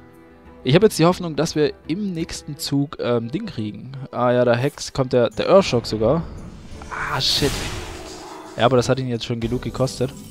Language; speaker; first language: German; native; German